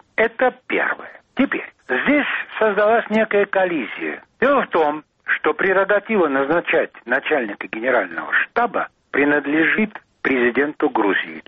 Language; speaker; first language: Russian; non-native, local second language; Georgian